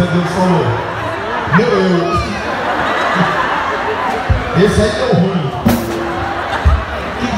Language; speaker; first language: Portuguese; native; Portuguese